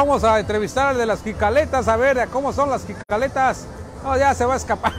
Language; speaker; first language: Spanish; native; Spanish